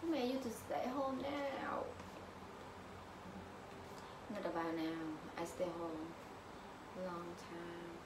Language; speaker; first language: English; non-native, learner; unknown